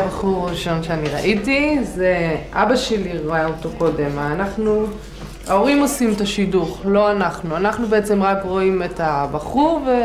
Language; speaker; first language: Hebrew; non-native, local second language; Yiddish